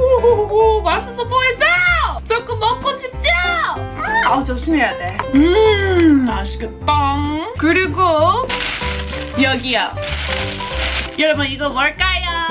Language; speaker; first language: Korean; non-native, fluent; English